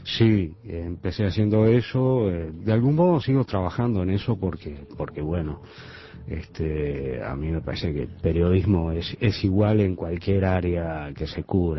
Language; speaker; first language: Spanish; native; Spanish